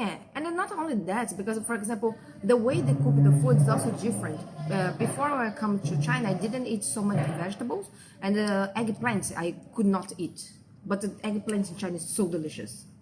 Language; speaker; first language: English; non-native, fluent; Portuguese